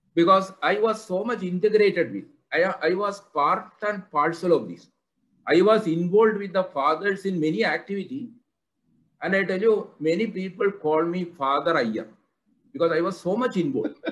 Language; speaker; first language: English; non-native, local second language; Malayalam